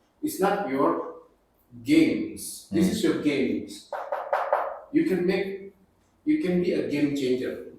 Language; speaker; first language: English; non-native, fluent; Indonesian